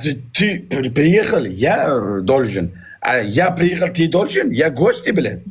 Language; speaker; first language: Russian; non-native, learner; Uzbek